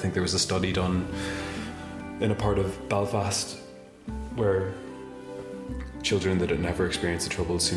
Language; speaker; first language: English; native; English